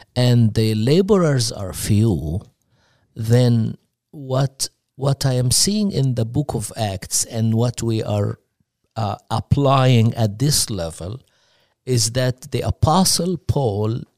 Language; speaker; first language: English; non-native, fluent; Arabic